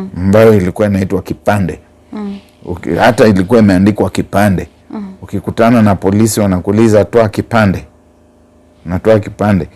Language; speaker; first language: Swahili; non-native, local second language; Luyia